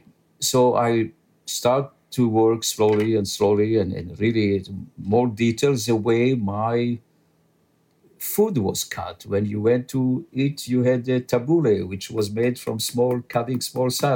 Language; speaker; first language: English; non-native, fluent; French